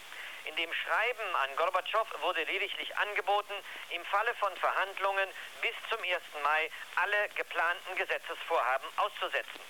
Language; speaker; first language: German; native; German